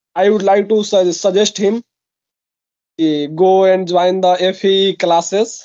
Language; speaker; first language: English; non-native, local second language; Hindi